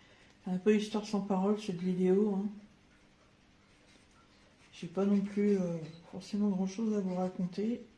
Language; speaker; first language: French; native; French